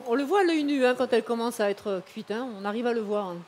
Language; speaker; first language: French; native; French